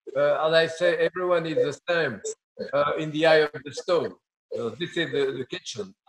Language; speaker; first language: English; non-native, fluent; French